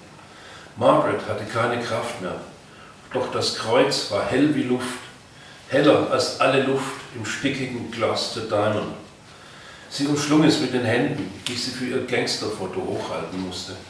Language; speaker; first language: German; native; German